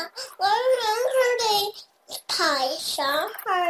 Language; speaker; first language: Cantonese; early bilingual, heritage; Cantonese